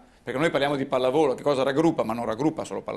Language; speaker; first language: Italian; native; Italian